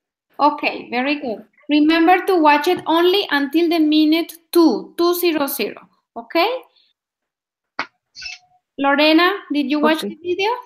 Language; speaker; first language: English; non-native, fluent; Spanish